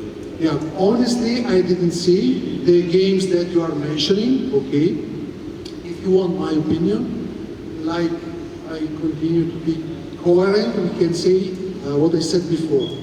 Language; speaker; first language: English; non-native, fluent; Italian